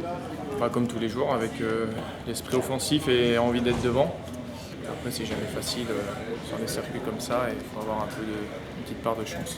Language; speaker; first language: French; native; French